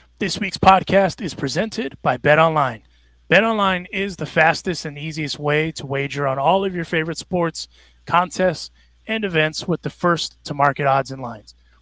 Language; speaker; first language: English; early bilingual, other home language; Spanish